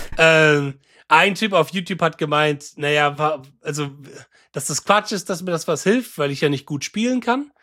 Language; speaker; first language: German; native; German